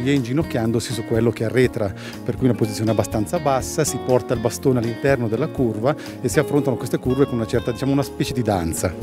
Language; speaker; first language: Italian; native; Italian